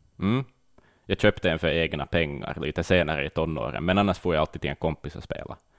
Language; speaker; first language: Swedish; native; Swedish